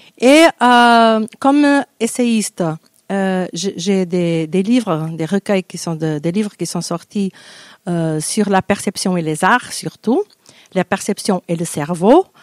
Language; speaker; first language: French; non-native, fluent; Portuguese